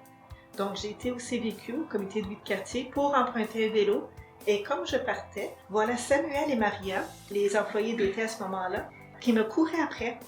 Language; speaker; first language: French; native; French